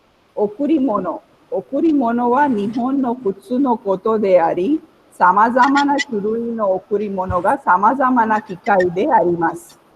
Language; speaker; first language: Japanese; non-native, fluent; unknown